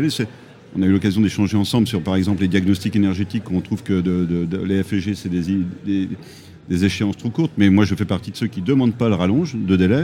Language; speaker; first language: French; native; French